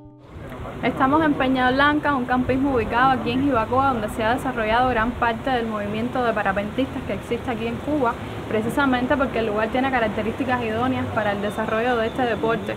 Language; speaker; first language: Spanish; native; Spanish